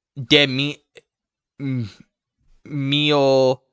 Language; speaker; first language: Spanish; non-native, learner; English